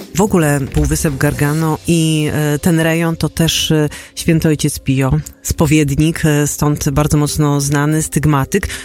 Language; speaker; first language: Polish; native; Polish